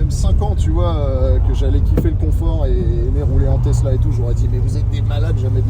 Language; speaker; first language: French; native; French